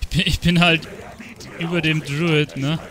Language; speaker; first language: German; native; German